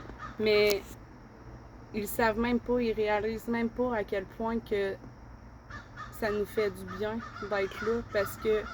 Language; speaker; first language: French; native; French